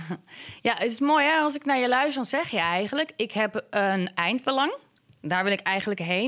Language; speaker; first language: Dutch; native; Dutch